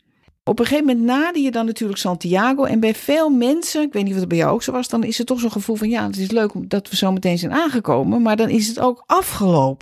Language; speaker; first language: Dutch; native; Dutch